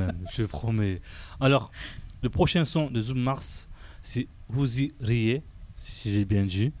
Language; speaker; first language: French; native; French